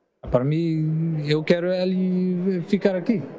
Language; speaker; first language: Portuguese; non-native, learner; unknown